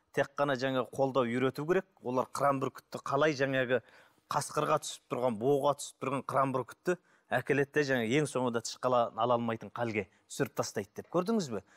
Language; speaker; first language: Kazakh; native; Kazakh